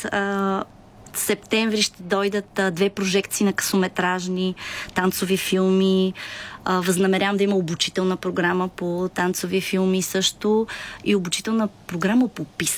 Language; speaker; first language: Bulgarian; native; Bulgarian